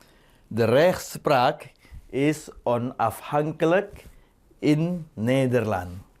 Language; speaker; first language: Dutch; non-native, fluent; Indonesian